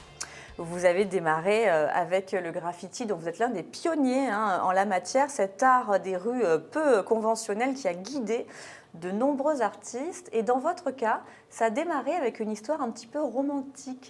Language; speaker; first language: French; native; French